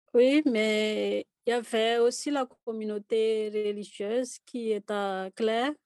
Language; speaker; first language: French; non-native, local second language; Malagasy